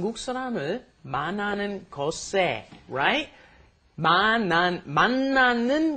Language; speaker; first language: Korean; non-native, fluent; English